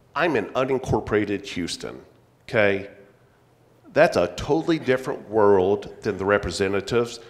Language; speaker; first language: English; native; English